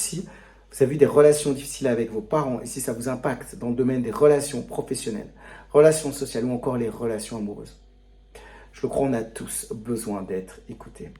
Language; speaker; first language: French; native; French